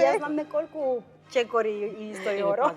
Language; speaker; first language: Macedonian; non-native, fluent; Spanish